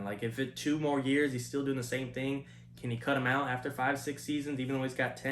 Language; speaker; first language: English; native; English